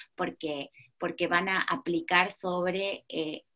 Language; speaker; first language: Spanish; native; Spanish